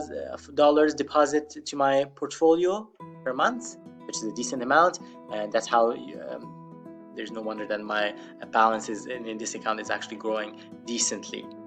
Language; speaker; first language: English; non-native, fluent; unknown